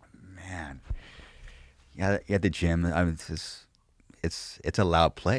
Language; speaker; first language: English; native; English